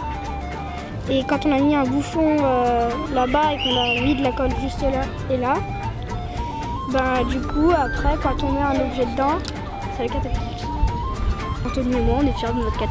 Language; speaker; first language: French; native; French